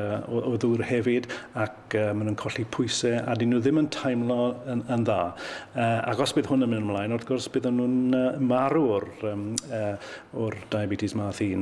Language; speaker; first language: Welsh; native; Welsh